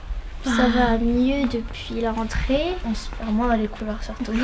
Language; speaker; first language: French; native; French